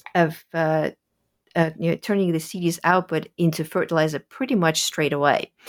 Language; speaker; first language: English; early bilingual, other home language; Russian